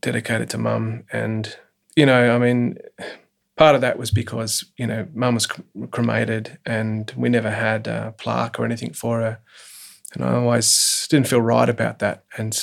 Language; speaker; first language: English; native; English